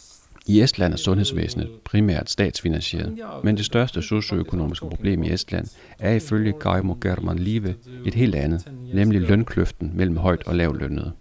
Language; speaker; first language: Danish; native; Danish